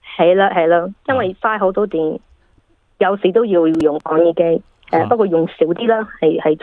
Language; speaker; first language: Cantonese; early bilingual, heritage; English